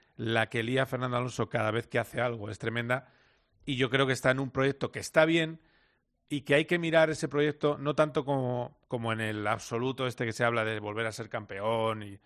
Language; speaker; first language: Spanish; native; Spanish